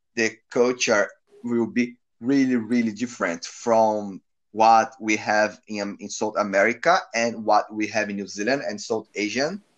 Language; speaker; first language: English; non-native, learner; Portuguese